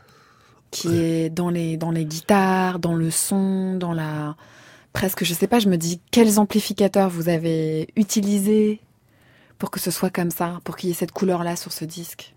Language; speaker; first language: French; native; French